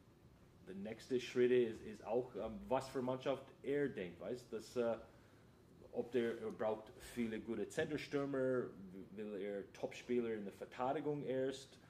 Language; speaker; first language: German; non-native, fluent; English